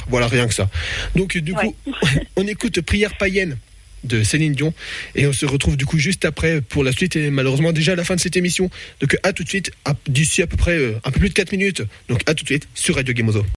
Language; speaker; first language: French; native; French